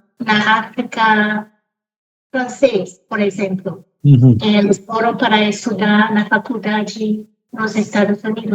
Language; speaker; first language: Portuguese; non-native, fluent; English